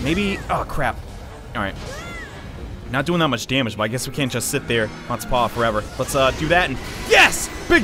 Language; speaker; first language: English; native; English